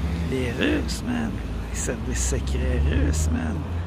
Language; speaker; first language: English; non-native, fluent; French